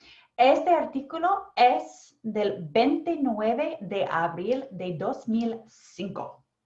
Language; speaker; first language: Spanish; non-native, fluent; English